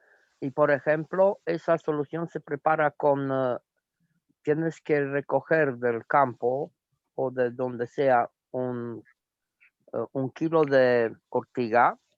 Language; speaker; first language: Spanish; non-native, fluent; Romanian